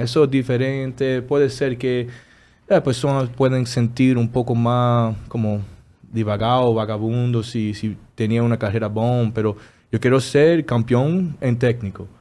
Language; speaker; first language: Spanish; non-native, learner; Portuguese